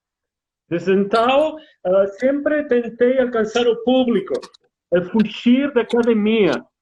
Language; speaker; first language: Portuguese; non-native, fluent; Spanish